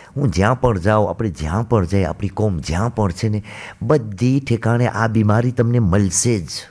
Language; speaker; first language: Gujarati; early bilingual, heritage; Gujarati